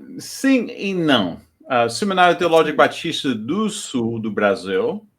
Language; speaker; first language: Portuguese; non-native, fluent; English